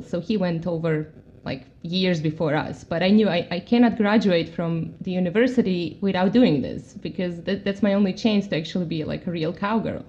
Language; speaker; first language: English; non-native, fluent; Croatian